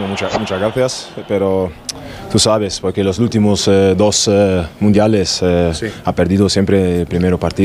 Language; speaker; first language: Spanish; non-native, learner; German